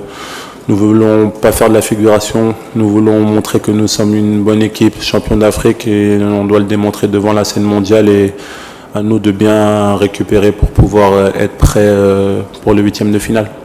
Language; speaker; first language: French; native; French